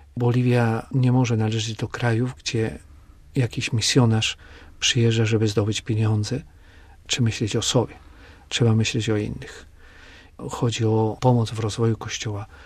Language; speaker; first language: Polish; native; Polish